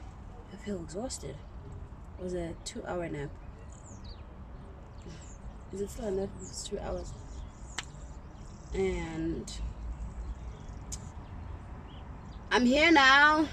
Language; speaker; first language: English; non-native, local second language; Zulu